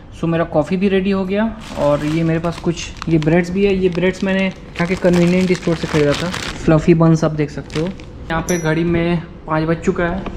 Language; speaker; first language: Hindi; native; Hindi